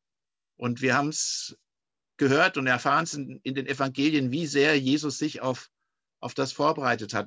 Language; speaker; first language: German; native; German